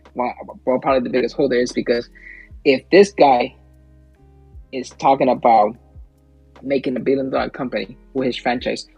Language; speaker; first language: English; early bilingual, other home language; Spanish